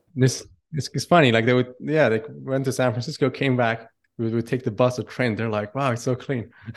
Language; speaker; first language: English; non-native, fluent; Persian